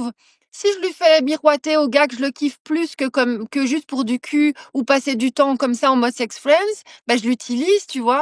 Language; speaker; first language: French; native; French